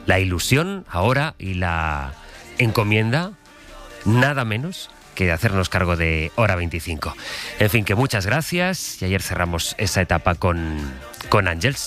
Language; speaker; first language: Spanish; native; Spanish